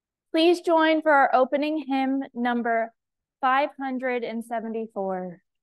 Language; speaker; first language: English; native; English